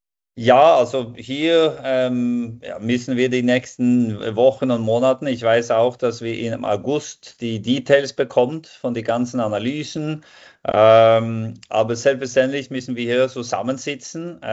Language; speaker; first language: German; non-native, fluent; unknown